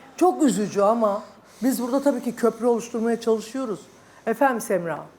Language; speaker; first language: Turkish; native; Turkish